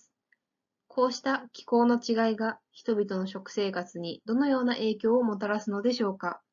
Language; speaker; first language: Japanese; native; Japanese